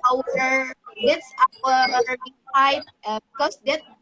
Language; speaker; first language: English; non-native, learner; Indonesian